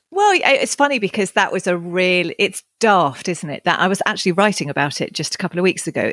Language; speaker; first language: English; native; English